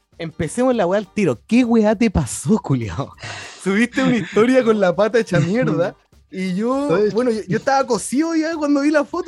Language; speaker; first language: Spanish; native; Spanish